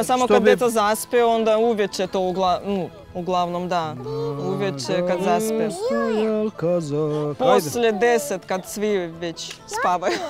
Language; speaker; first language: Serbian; non-native, learner; Russian